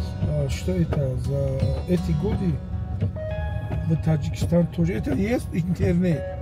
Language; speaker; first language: Russian; non-native, local second language; Tajik